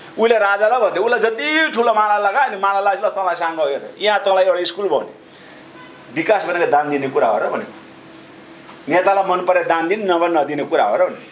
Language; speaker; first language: Nepali; non-native, local second language; Sherpa